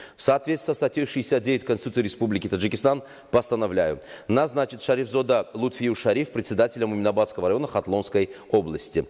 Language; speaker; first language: Russian; non-native, local second language; Tajik